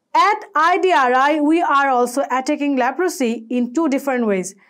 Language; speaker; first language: English; non-native, local second language; Bangla